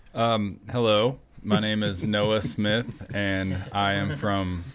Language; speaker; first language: English; native; English